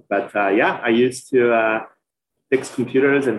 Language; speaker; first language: English; early bilingual, other home language; Chinese